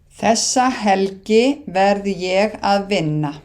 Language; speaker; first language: Icelandic; non-native, fluent; Thai